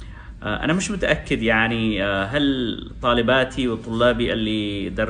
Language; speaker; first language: Arabic; non-native, fluent; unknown